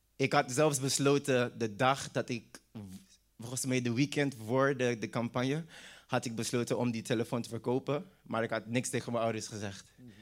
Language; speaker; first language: Dutch; non-native, local second language; English